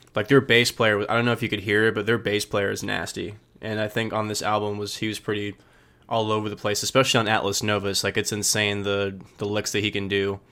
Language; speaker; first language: English; native; English